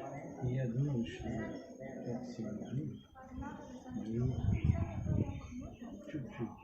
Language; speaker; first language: Russian; non-native, learner; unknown